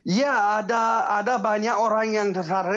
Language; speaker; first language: Indonesian; non-native, fluent; English